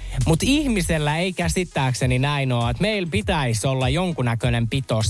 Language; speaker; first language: Finnish; native; Finnish